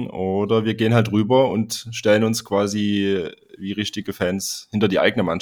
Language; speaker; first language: German; native; German